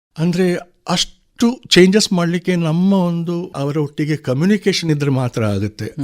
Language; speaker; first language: Kannada; non-native, local second language; Konkani